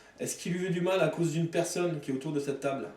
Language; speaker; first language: French; native; French